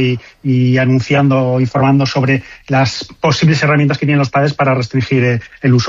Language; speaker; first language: Spanish; native; Spanish